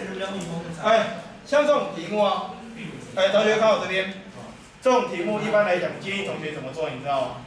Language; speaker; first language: Chinese; native; Chinese